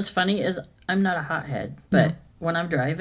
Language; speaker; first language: English; native; English